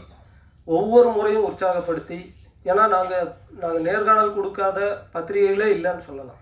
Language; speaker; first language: Tamil; native; Tamil